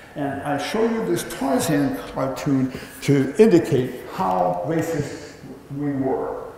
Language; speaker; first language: English; native; English